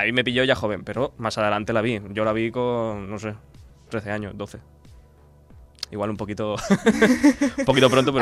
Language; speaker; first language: Spanish; native; Spanish